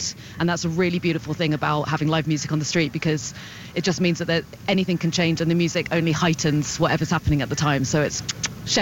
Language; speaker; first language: English; native; English